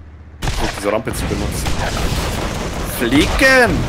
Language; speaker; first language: German; native; German